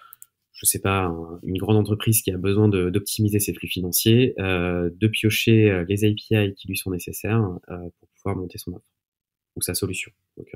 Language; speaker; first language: French; native; French